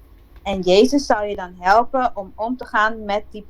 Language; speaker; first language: Dutch; non-native, local second language; Papiamento